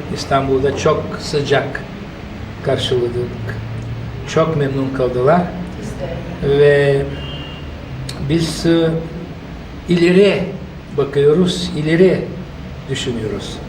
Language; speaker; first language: Turkish; non-native, fluent; Bulgarian